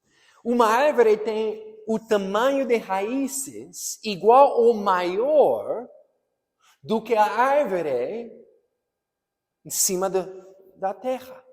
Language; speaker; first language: Portuguese; non-native, fluent; English